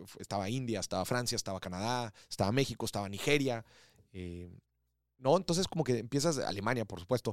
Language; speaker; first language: Spanish; native; Spanish